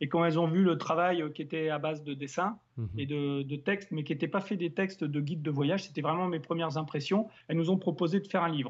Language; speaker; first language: French; native; French